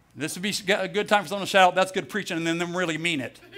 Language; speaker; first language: English; native; English